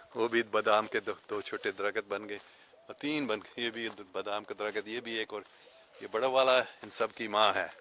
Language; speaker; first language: Urdu; non-native, fluent; English